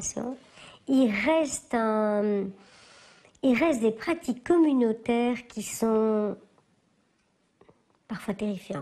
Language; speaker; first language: French; native; French